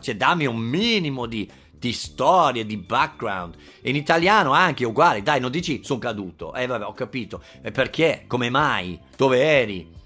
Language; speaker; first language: Italian; non-native, fluent; English